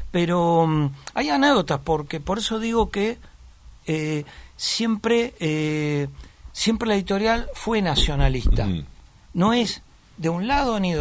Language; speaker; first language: Spanish; native; Spanish